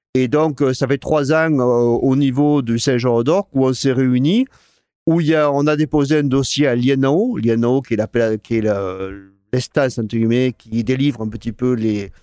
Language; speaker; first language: French; non-native, fluent; Spanish